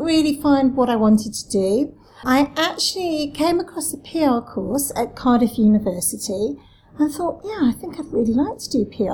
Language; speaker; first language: English; native; English